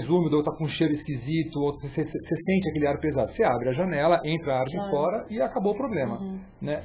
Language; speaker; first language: Portuguese; native; Portuguese